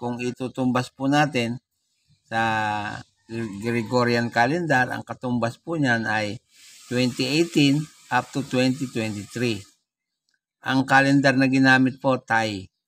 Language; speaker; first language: Filipino; native; Filipino